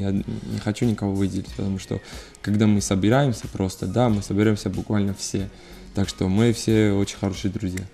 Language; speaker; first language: Russian; non-native, learner; Georgian